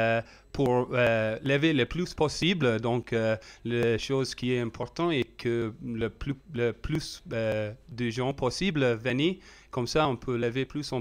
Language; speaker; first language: French; non-native, learner; English